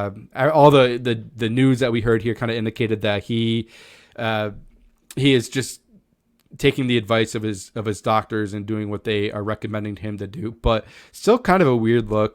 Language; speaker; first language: English; native; English